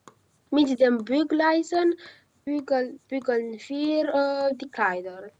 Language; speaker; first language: German; non-native, learner; Romanian